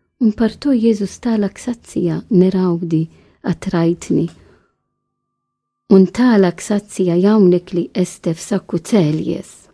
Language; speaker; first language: Latvian; non-native, learner; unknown